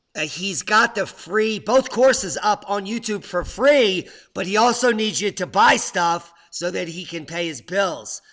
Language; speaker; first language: English; native; English